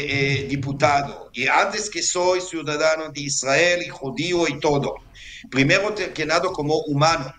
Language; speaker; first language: Spanish; non-native, fluent; Hebrew